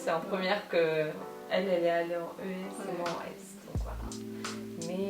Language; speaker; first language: French; native; French